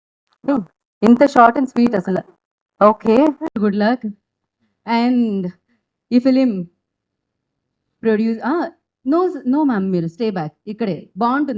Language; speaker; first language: Telugu; native; Telugu